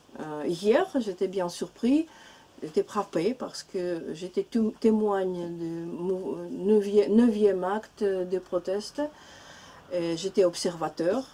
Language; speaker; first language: French; non-native, learner; Russian